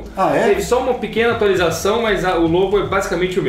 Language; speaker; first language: Portuguese; native; Portuguese